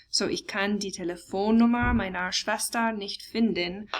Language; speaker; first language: German; non-native, fluent; English